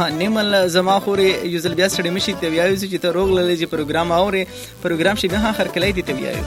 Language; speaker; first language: Pashto; non-native, local second language; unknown